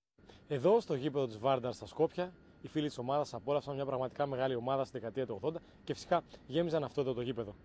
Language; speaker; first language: Greek; native; Greek